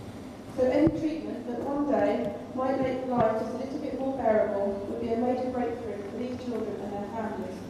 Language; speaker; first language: English; native; English